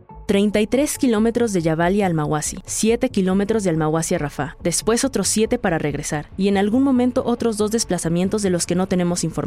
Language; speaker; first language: Spanish; native; Spanish